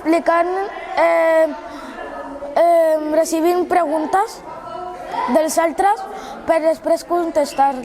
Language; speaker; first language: Catalan; early bilingual, other home language; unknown